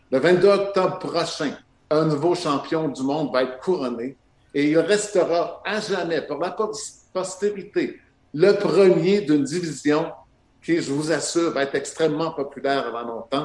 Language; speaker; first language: French; native; French